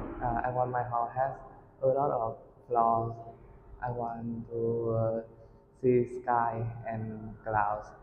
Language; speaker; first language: English; non-native, learner; Vietnamese